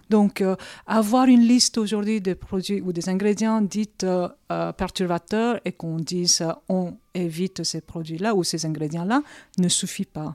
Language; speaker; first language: French; early bilingual, other home language; Korean